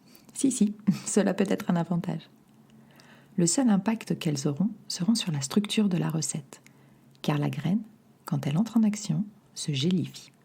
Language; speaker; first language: French; native; French